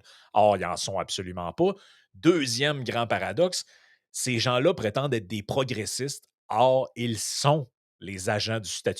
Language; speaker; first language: French; native; French